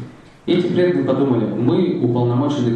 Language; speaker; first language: Russian; native; Russian